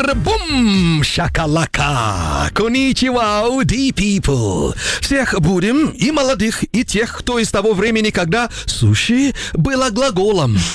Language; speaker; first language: Russian; non-native, fluent; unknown